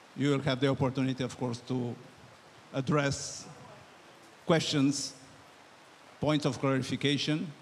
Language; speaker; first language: English; non-native, fluent; Romanian